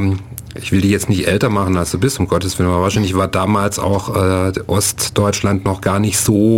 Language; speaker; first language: German; native; German